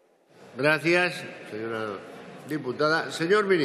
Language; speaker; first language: Spanish; native; Spanish